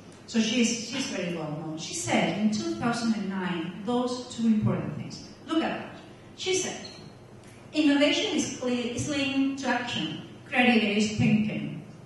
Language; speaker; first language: English; non-native, fluent; Spanish